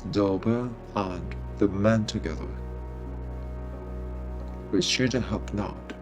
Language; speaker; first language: English; non-native, fluent; Japanese